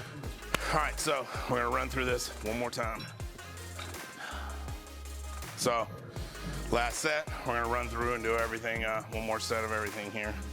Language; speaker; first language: English; native; English